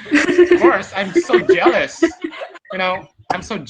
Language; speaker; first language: English; non-native, fluent; Indonesian